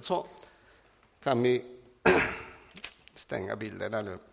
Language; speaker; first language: Swedish; non-native, fluent; Spanish